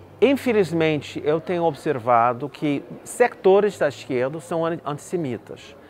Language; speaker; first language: Portuguese; non-native, fluent; English